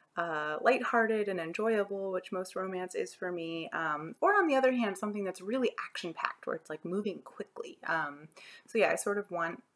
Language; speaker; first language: English; native; English